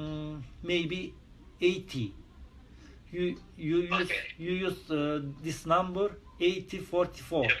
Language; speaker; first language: English; non-native, learner; Turkish